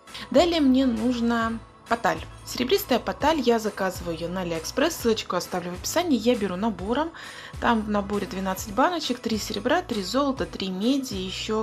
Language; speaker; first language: Russian; native; Russian